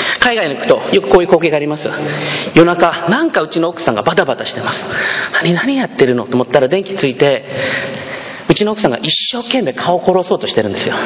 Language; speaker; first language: Japanese; early bilingual, heritage; Japanese